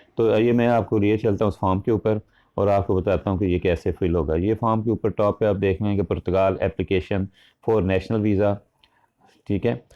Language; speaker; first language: Urdu; non-native, local second language; Punjabi